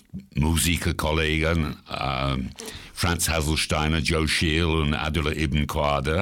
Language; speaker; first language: German; non-native, fluent; English